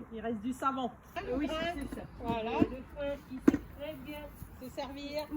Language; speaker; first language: French; native; French